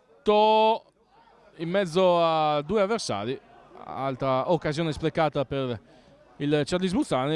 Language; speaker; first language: Italian; native; Italian